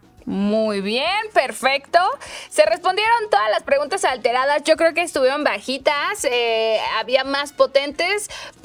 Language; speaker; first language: Spanish; native; Spanish